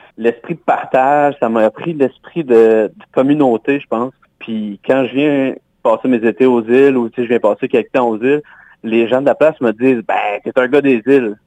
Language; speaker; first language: French; native; French